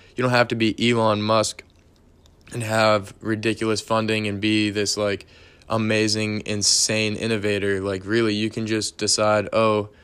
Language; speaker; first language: English; native; English